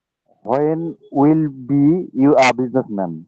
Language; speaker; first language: English; non-native, learner; Bangla